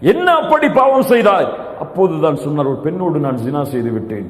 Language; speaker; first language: Tamil; native; Tamil